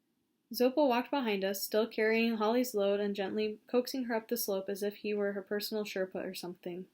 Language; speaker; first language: English; native; English